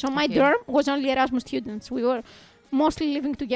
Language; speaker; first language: English; non-native, fluent; Greek